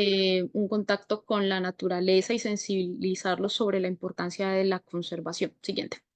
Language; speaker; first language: Spanish; native; Spanish